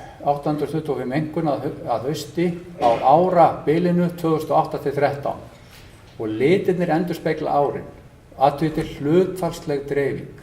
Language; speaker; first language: Icelandic; native; Icelandic